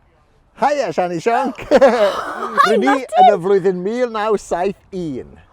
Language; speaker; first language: Welsh; native; Welsh